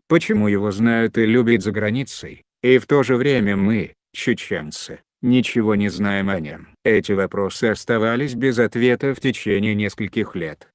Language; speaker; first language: Russian; non-native, local second language; Chechen